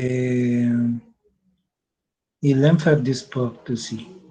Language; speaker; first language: French; non-native, learner; Spanish